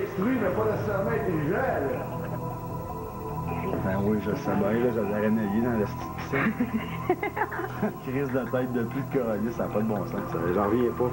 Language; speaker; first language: French; native; French